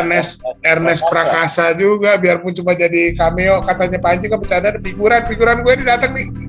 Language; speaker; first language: Indonesian; native; Indonesian